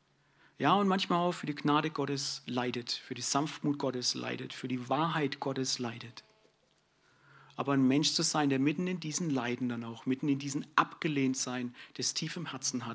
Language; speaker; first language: German; native; German